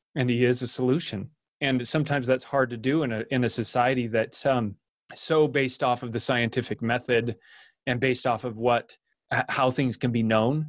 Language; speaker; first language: English; native; English